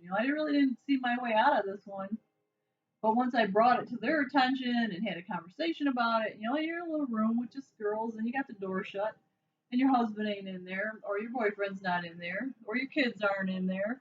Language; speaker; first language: English; native; English